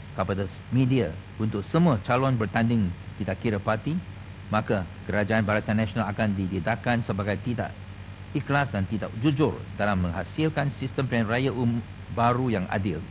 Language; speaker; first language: Malay; non-native, local second language; Chinese